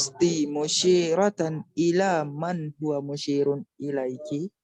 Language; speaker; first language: Arabic; non-native, learner; Indonesian